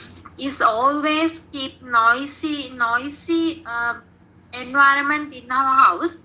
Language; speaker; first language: English; non-native, learner; Sinhala